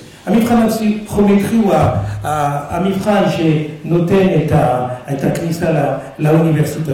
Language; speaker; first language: Hebrew; non-native, fluent; French